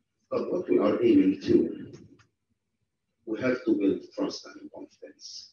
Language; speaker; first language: English; non-native, fluent; Arabic